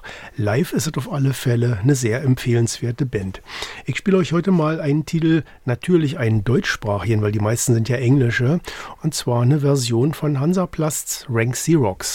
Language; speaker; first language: German; native; German